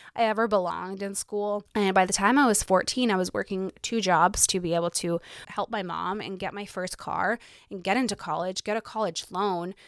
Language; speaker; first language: English; early bilingual, other home language; Ukrainian